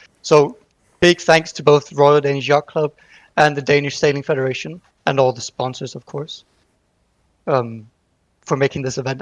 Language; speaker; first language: English; non-native, fluent; Danish